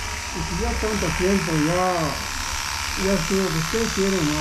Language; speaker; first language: Spanish; native; Spanish